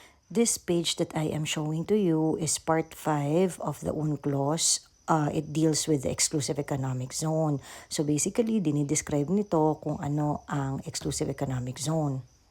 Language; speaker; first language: English; non-native, local second language; Filipino